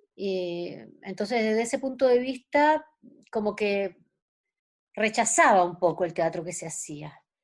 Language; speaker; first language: Spanish; native; Spanish